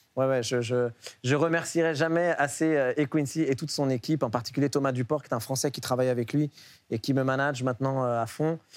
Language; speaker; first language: French; early bilingual, other home language; Arabic